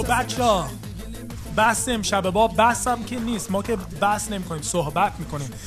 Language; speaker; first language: Persian; early bilingual, heritage; Persian